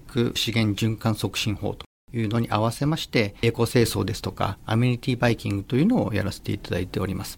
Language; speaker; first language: Japanese; native; Japanese